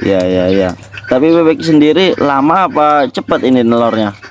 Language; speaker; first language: Indonesian; native; Indonesian